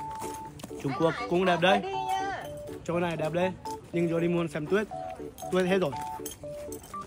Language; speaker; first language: Vietnamese; non-native, learner; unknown